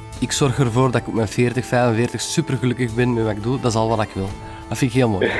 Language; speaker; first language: Dutch; native; Dutch